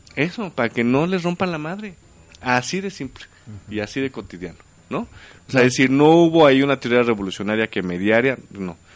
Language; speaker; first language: Spanish; native; Spanish